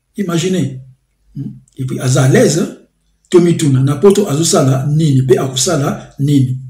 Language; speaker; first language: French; non-native, local second language; Lingala